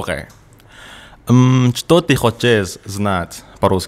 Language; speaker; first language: Russian; non-native, learner; Indonesian